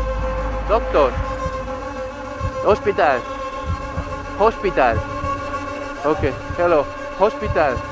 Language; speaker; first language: English; non-native, learner; Spanish